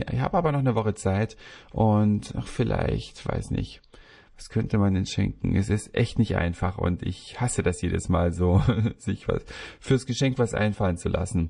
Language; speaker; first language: German; native; German